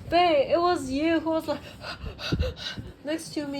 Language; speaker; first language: English; non-native, fluent; Korean